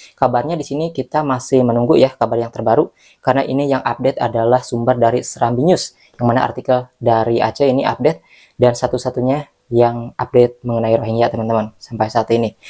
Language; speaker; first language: Indonesian; native; Indonesian